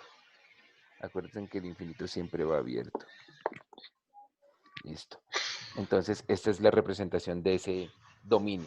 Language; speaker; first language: Spanish; native; Spanish